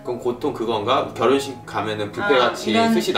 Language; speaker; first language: Korean; native; Korean